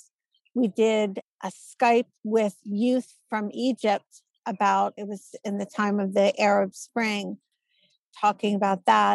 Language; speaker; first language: English; native; English